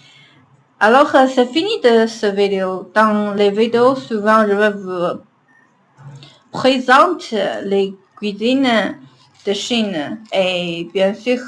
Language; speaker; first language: French; non-native, learner; Chinese